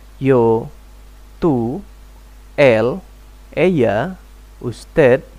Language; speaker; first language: Spanish; non-native, fluent; Indonesian